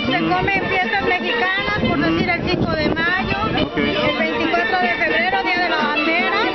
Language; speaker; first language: Spanish; native; Spanish